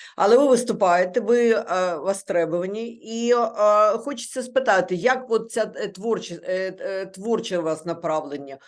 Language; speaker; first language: Ukrainian; non-native, local second language; Russian